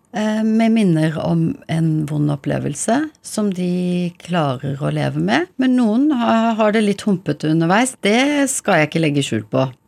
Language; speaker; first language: Norwegian; early bilingual, heritage; English